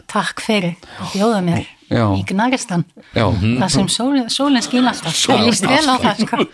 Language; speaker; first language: Icelandic; non-native, fluent; Dutch